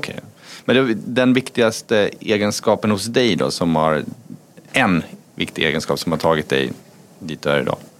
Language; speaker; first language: Swedish; native; Swedish